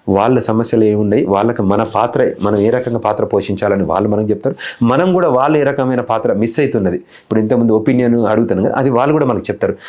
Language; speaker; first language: Telugu; native; Telugu